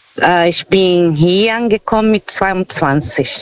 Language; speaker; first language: German; non-native, fluent; Portuguese